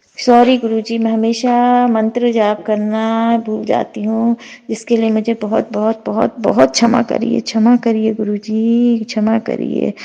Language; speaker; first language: Hindi; native; Hindi